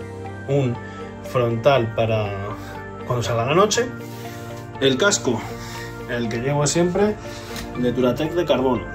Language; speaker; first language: Spanish; native; Spanish